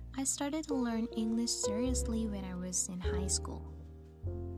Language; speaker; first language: English; non-native, fluent; Indonesian